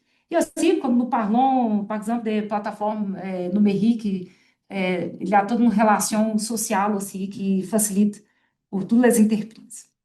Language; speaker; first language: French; non-native, fluent; Portuguese